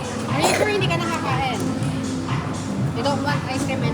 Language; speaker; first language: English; non-native, local second language; Filipino